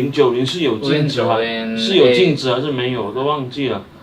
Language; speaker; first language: Chinese; native; Chinese